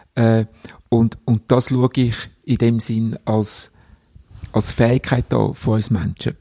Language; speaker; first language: German; native; German